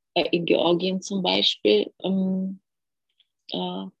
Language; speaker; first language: German; non-native, fluent; Georgian